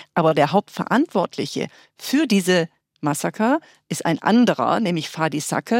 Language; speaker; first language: German; native; German